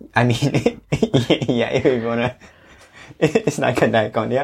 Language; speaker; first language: English; non-native, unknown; Japanese